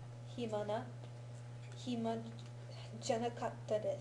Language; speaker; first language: Japanese; non-native, learner; English